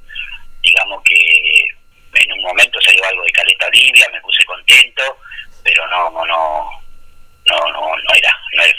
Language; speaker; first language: Spanish; native; Spanish